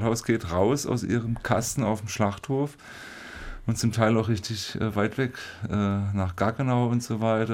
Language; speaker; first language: German; native; German